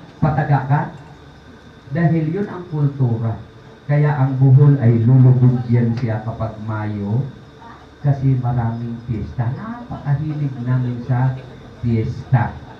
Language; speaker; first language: Filipino; non-native, local second language; Cebuano